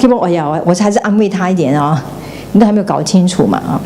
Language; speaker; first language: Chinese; native; Chinese